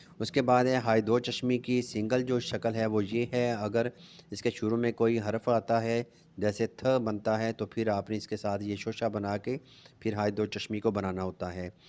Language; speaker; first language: Urdu; non-native, local second language; Punjabi